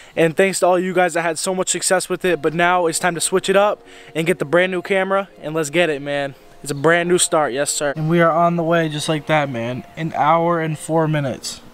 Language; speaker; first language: English; native; English